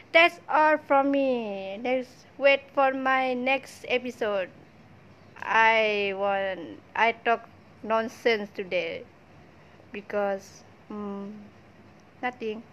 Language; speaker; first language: English; non-native, local second language; Malay